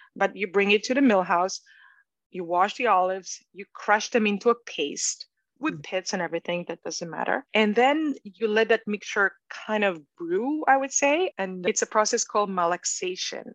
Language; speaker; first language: English; non-native, fluent; Hebrew